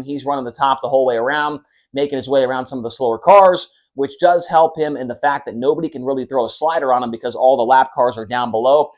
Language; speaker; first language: English; native; English